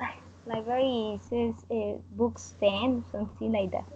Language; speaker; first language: English; non-native, learner; Spanish